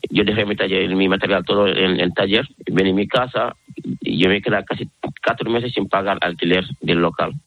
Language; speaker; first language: Spanish; non-native, learner; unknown